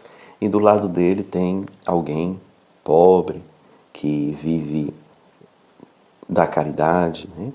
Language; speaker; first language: Portuguese; native; Portuguese